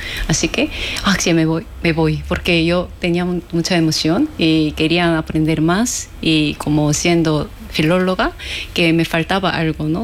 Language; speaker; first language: Spanish; non-native, fluent; Korean